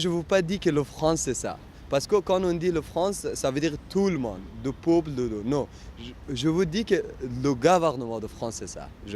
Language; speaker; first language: French; non-native, learner; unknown